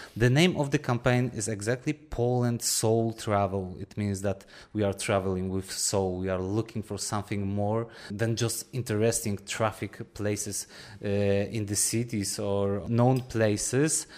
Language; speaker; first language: English; non-native, fluent; Polish